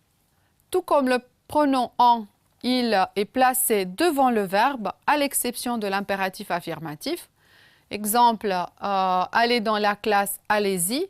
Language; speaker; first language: French; non-native, fluent; Romanian